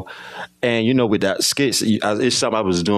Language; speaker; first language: English; native; English